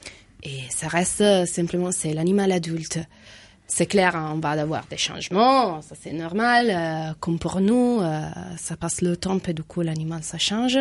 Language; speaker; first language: French; non-native, fluent; Italian